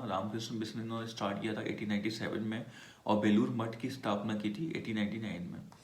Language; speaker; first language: Hindi; native; Hindi